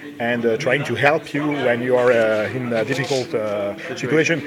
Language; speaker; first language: English; non-native, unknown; French